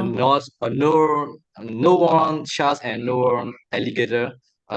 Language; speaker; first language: English; non-native, learner; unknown